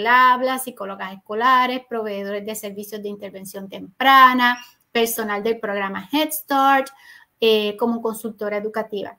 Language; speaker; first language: Spanish; native; Spanish